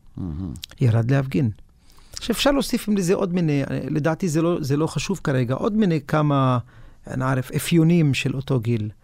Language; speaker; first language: Hebrew; non-native, local second language; Arabic